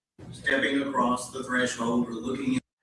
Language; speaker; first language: English; native; English